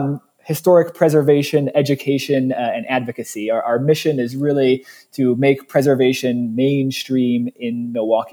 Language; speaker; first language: English; native; English